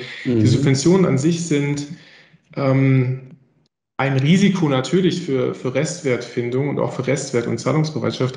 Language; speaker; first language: German; native; German